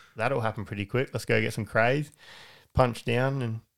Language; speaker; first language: English; native; English